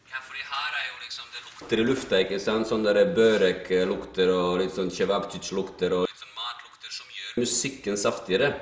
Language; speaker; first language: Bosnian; native; Bosnian